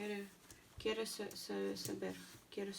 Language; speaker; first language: Spanish; non-native, learner; Russian